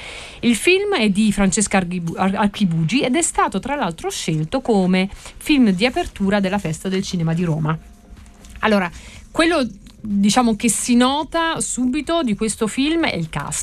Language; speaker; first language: Italian; native; Italian